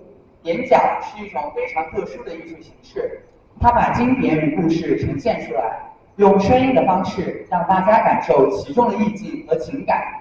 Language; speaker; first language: Chinese; native; Chinese